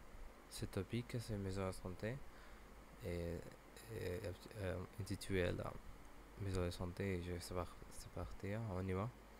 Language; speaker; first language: French; non-native, learner; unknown